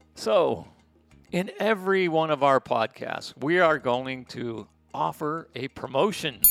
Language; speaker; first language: English; native; English